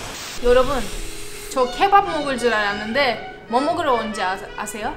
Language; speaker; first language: Korean; non-native, fluent; Turkish